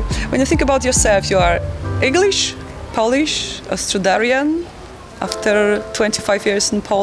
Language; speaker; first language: English; non-native, fluent; Polish